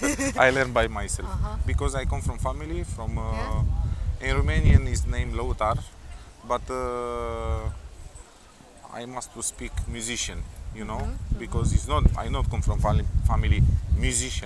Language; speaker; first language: English; non-native, learner; Romanian